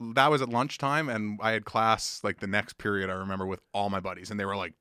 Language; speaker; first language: English; native; English